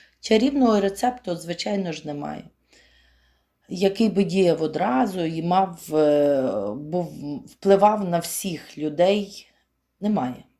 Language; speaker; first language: Ukrainian; native; Ukrainian